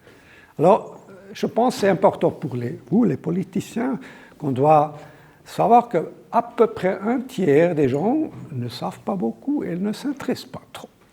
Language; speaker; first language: French; non-native, local second language; German